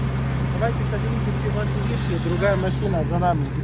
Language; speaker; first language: Russian; non-native, fluent; Arabic